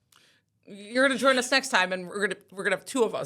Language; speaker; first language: English; native; English